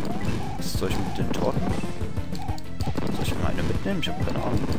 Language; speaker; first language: German; native; German